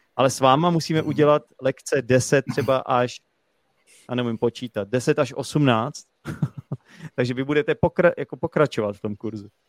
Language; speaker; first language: Czech; native; Czech